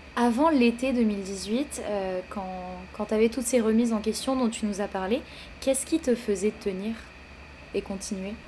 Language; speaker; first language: French; native; French